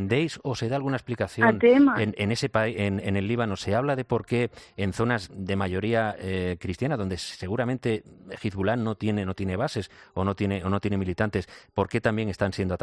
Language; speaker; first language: Spanish; native; Spanish